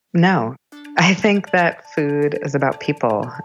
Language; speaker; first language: English; native; English